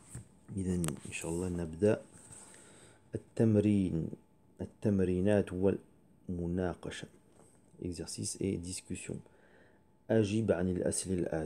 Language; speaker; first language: Arabic; non-native, fluent; French